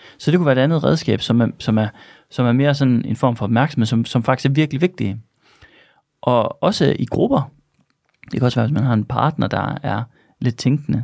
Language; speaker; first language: Danish; native; Danish